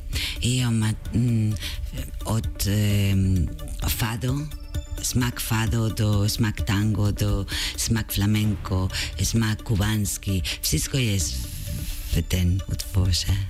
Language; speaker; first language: Polish; non-native, learner; Spanish